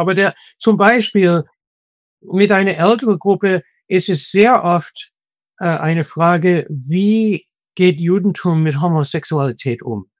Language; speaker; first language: German; non-native, fluent; English